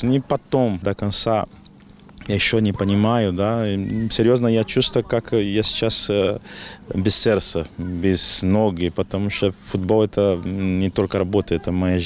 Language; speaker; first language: Russian; non-native, learner; Portuguese